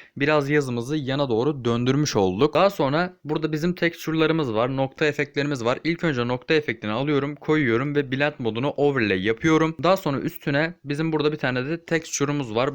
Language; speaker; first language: Turkish; native; Turkish